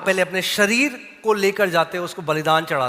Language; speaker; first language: Hindi; native; Hindi